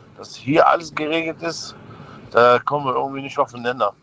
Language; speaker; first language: German; native; German